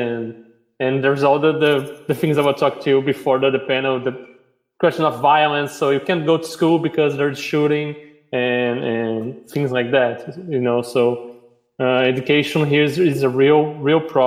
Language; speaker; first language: English; non-native, fluent; Portuguese